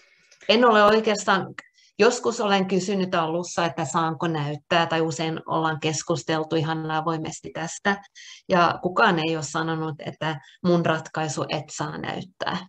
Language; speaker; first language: Finnish; non-native, local second language; Swedish